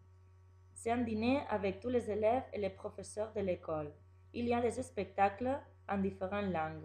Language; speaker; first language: French; non-native, learner; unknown